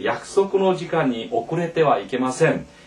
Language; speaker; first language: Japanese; non-native, fluent; Korean